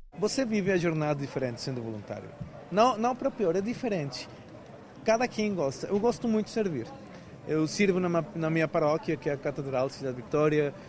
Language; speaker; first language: Portuguese; non-native, fluent; Spanish